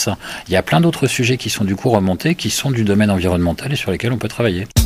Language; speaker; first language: French; native; French